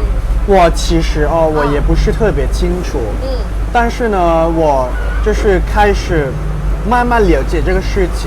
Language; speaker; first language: Chinese; non-native, fluent; Thai